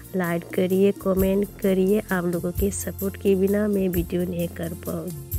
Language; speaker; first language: Hindi; non-native, local second language; Kok Borok